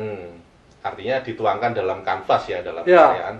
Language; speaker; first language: Indonesian; native; Indonesian